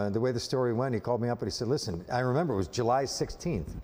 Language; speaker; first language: English; native; English